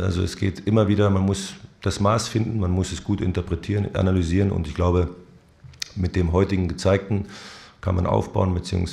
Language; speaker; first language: German; native; German